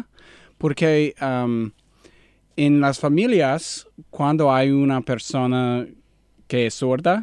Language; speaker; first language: Spanish; non-native, learner; English